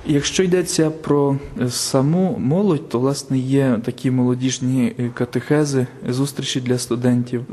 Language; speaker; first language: Ukrainian; native; Ukrainian